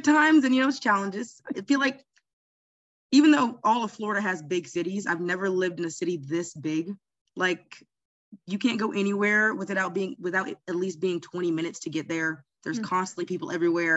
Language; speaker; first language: English; native; English